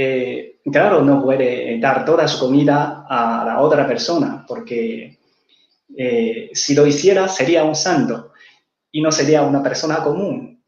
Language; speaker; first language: Spanish; non-native, fluent; Chinese